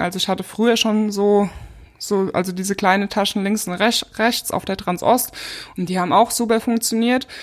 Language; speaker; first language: German; native; German